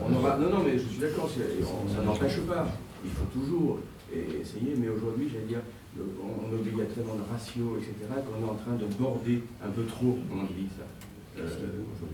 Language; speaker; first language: French; native; French